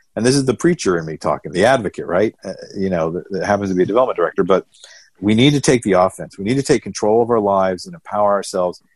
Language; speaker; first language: English; native; English